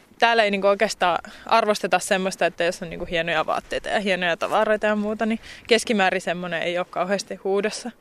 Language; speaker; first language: Finnish; native; Finnish